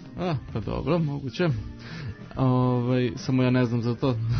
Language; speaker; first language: Croatian; native; Croatian